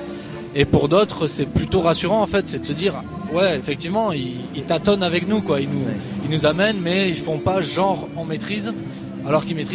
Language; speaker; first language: French; native; French